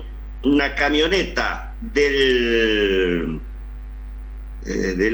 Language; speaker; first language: Spanish; native; Spanish